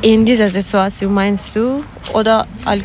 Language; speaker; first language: German; non-native, learner; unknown